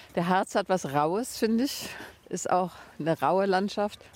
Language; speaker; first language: German; native; German